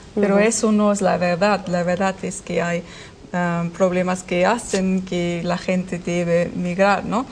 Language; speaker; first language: Spanish; non-native, learner; German